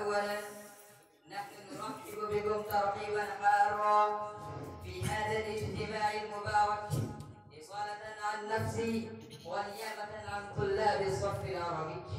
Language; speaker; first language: Arabic; non-native, learner; Urdu